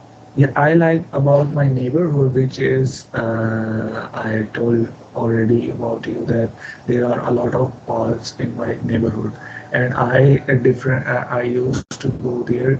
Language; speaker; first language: English; non-native, learner; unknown